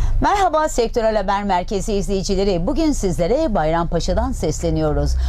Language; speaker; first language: Turkish; native; Turkish